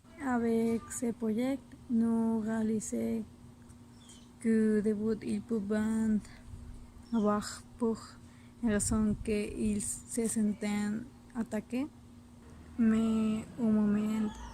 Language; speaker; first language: French; non-native, learner; Spanish